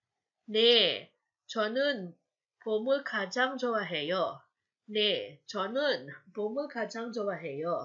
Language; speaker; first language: Korean; non-native, fluent; Filipino